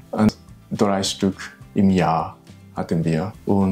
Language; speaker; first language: German; non-native, learner; Japanese